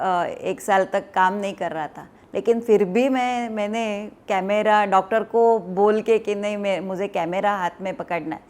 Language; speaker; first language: Hindi; non-native, local second language; Marathi